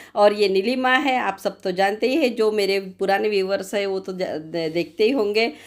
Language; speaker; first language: Hindi; non-native, local second language; Marathi